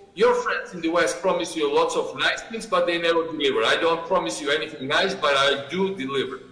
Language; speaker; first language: English; non-native, fluent; Georgian